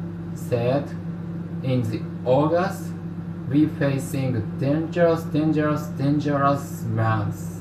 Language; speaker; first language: English; non-native, learner; Japanese